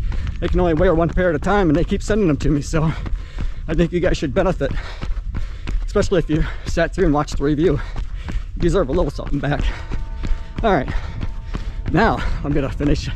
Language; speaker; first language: English; native; English